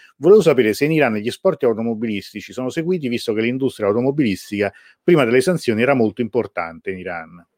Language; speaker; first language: Italian; early bilingual, other home language; Persian